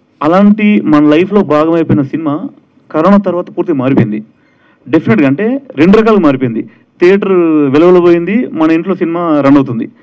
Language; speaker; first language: Telugu; native; Telugu